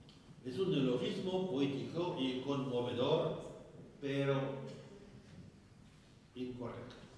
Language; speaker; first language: Spanish; non-native, fluent; French